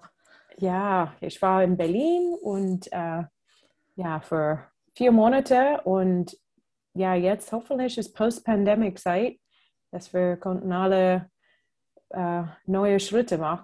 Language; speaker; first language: German; non-native, fluent; English